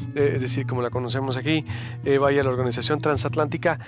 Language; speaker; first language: Spanish; non-native, fluent; Ukrainian